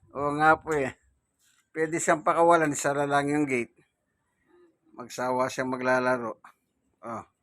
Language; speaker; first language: Filipino; non-native, local second language; Pampanga